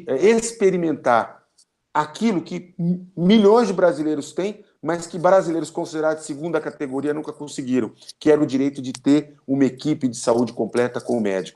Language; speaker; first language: Portuguese; native; Portuguese